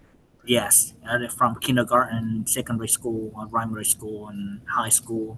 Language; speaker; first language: English; non-native, learner; Vietnamese